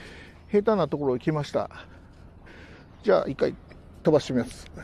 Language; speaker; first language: Japanese; native; Japanese